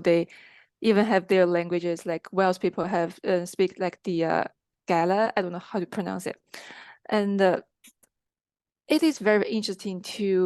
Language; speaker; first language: English; non-native, fluent; Chinese